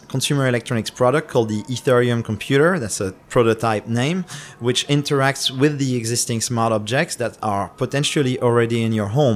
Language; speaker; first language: English; non-native, fluent; French